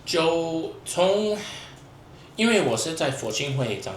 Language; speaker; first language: Chinese; non-native, fluent; English